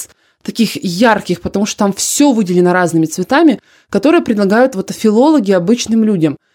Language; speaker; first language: Russian; native; Russian